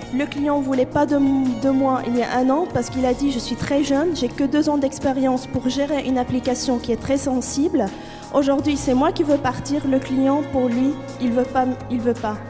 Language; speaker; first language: French; non-native, fluent; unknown